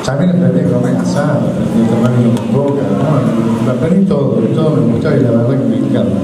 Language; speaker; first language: Spanish; native; Spanish